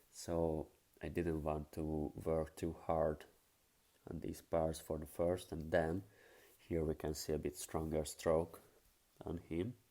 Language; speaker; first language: English; non-native, fluent; Hungarian